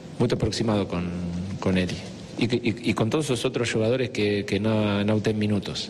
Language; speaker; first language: Portuguese; non-native, fluent; Spanish